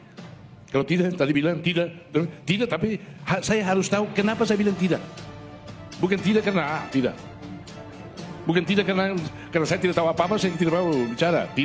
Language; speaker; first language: Indonesian; non-native, fluent; Tetum